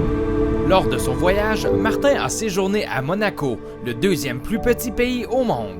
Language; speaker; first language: French; native; French